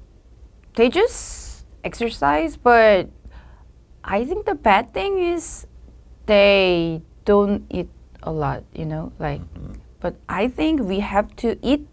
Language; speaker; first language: English; non-native, learner; Korean